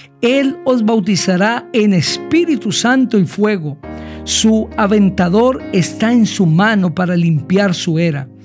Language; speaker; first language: Spanish; native; Spanish